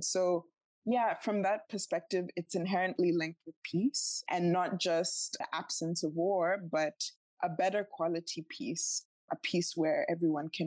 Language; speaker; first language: English; non-native, local second language; Tswana